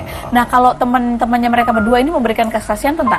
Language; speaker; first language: Indonesian; native; Indonesian